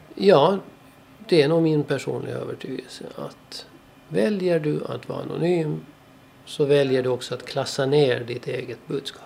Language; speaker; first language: Swedish; native; Swedish